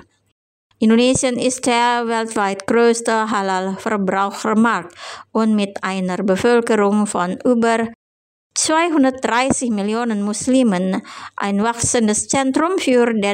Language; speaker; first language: German; non-native, fluent; Indonesian